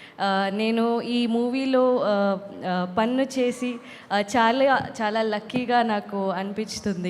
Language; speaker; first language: Telugu; non-native, learner; Kannada